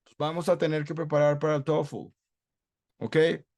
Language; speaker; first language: Spanish; non-native, fluent; English